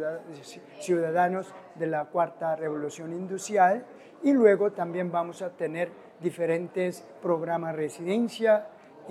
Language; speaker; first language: Spanish; non-native, fluent; Korean